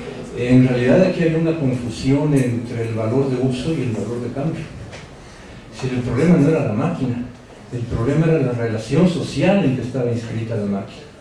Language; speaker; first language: Spanish; native; Spanish